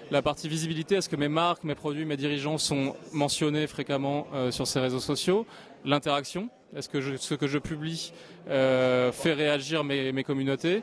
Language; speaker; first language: French; native; French